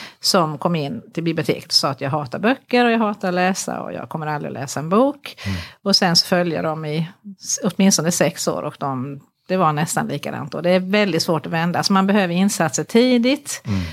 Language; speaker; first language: Swedish; native; Swedish